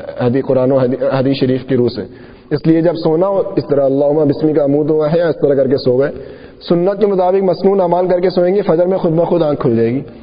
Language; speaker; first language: Urdu; non-native, local second language; Sindhi